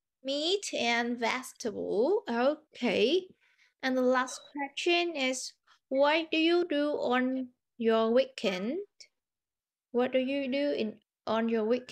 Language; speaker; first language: English; non-native, fluent; Vietnamese